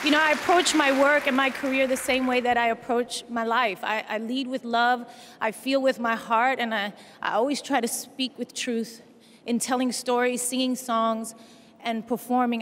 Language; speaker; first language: English; early bilingual, other home language; Spanish